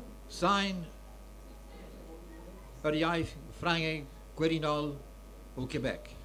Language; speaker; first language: Welsh; non-native, learner; French